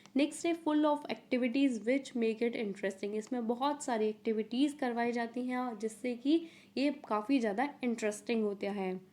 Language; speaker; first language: Hindi; native; Hindi